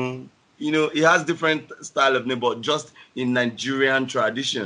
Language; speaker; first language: English; non-native, local second language; Yoruba